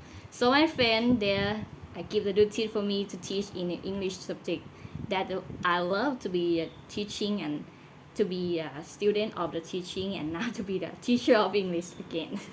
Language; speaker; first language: English; non-native, learner; Thai